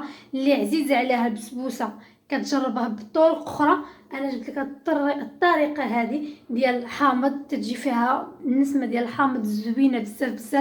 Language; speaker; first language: Arabic; native; Arabic